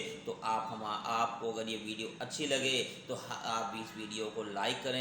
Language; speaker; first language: Hindi; native; Hindi